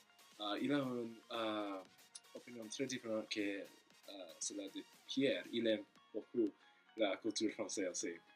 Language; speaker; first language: French; non-native, learner; English